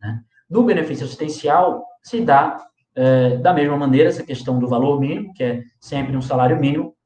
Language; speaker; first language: Portuguese; native; Portuguese